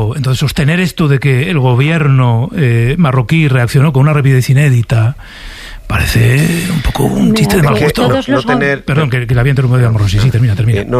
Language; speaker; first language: Spanish; native; Spanish